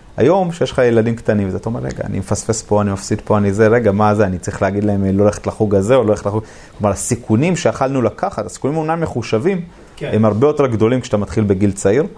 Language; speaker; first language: Hebrew; native; Hebrew